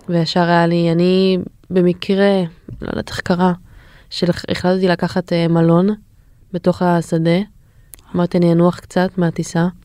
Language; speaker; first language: Hebrew; native; Hebrew